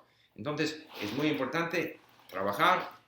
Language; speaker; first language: Spanish; non-native, fluent; English